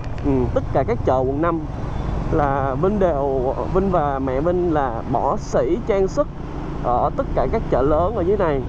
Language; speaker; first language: Vietnamese; native; Vietnamese